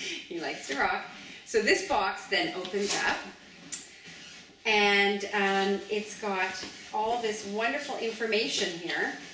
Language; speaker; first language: English; native; English